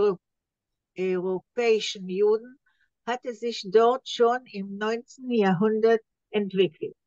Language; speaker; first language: German; non-native, learner; Hebrew